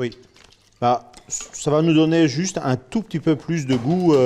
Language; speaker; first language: French; native; French